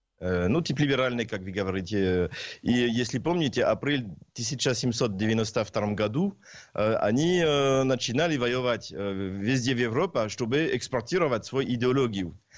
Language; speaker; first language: Russian; non-native, learner; French